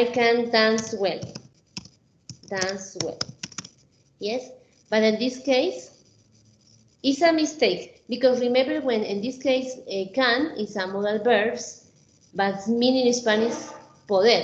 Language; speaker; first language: English; non-native, fluent; Spanish